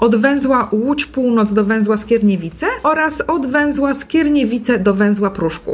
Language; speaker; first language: Polish; native; Polish